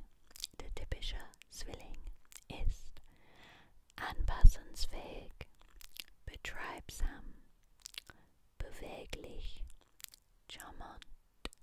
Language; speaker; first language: German; non-native, learner; English